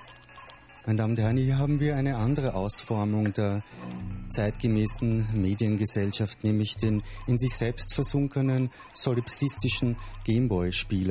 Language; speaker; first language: German; native; German